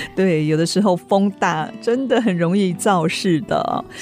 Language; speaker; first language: Chinese; native; Chinese